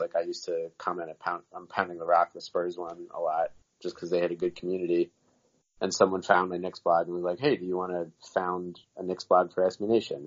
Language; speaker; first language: English; native; English